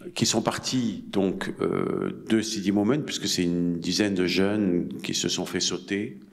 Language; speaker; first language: French; native; French